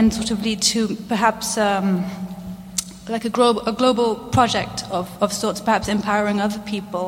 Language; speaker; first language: English; non-native, fluent; Morisyen